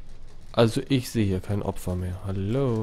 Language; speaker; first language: German; native; German